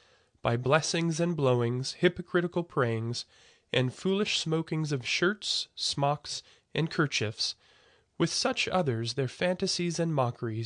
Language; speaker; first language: English; native; English